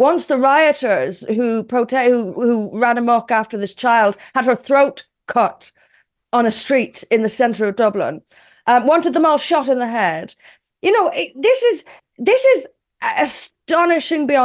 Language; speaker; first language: English; native; English